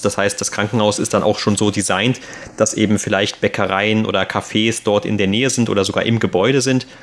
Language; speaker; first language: German; native; German